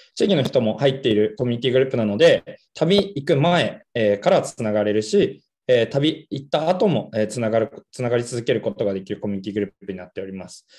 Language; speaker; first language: Japanese; native; Japanese